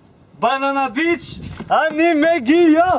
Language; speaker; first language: Hebrew; non-native, learner; French